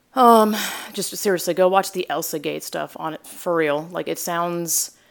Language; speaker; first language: English; native; English